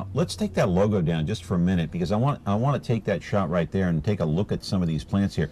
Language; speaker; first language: English; native; English